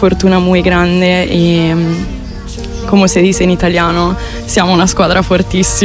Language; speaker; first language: Spanish; non-native, fluent; Italian